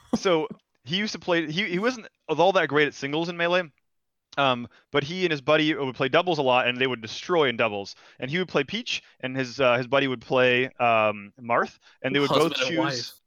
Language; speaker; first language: English; non-native, fluent; Portuguese